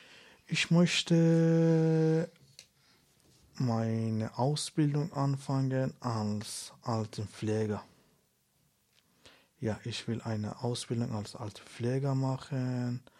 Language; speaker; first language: German; non-native, learner; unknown